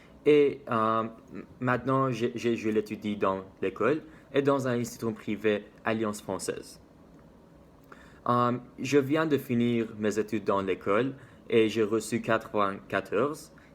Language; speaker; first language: French; non-native, learner; Persian